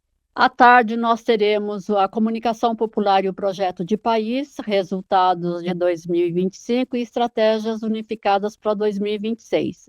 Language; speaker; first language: Portuguese; native; Portuguese